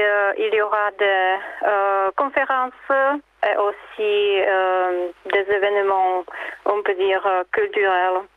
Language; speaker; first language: French; non-native, fluent; Czech